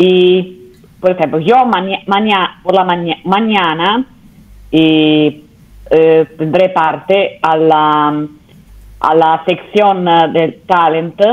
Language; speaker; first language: Spanish; non-native, fluent; Italian